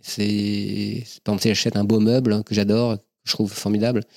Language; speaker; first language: French; native; French